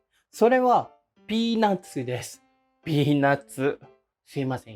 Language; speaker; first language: Japanese; non-native, fluent; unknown